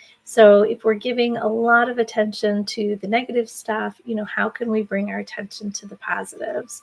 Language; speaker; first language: English; native; English